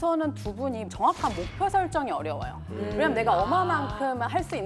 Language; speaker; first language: Korean; native; Korean